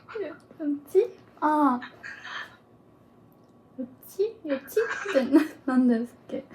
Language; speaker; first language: Japanese; early bilingual, heritage; Korean